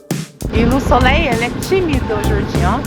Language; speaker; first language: French; non-native, fluent; Portuguese